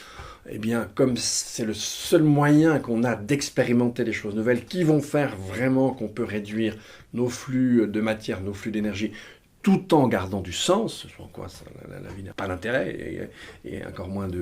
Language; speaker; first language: French; native; French